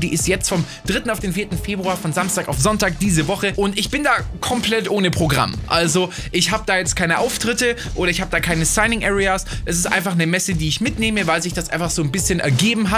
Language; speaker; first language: German; native; German